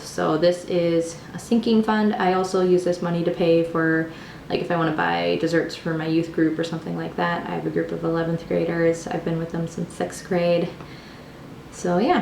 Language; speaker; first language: English; native; English